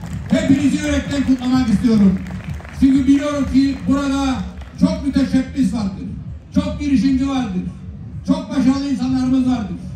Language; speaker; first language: Turkish; native; Turkish